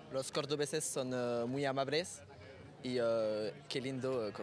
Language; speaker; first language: Spanish; non-native, learner; French